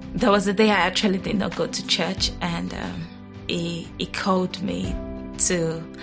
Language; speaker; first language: English; non-native, local second language; Yoruba